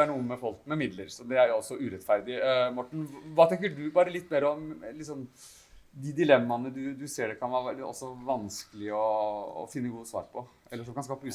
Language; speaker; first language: Norwegian; native; Norwegian